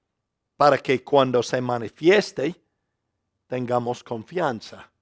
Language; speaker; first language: Spanish; non-native, fluent; English